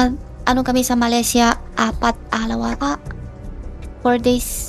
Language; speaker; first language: Filipino; non-native, learner; Chinese